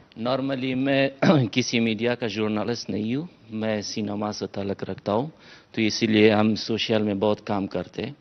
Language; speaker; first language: Hindi; non-native, fluent; Persian